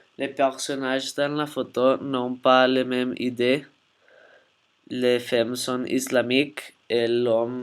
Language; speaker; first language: French; non-native, learner; Spanish